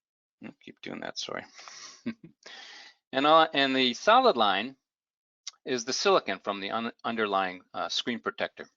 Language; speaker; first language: English; native; English